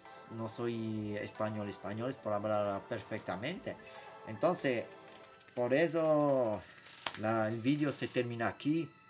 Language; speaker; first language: Spanish; non-native, learner; Italian